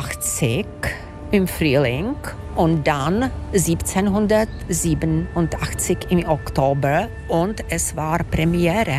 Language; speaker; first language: German; non-native, fluent; Czech